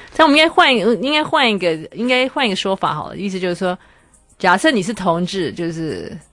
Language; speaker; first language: Chinese; native; Chinese